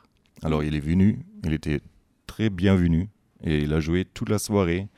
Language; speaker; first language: French; non-native, fluent; German